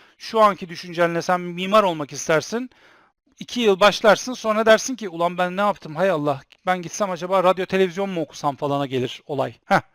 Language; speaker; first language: Turkish; native; Turkish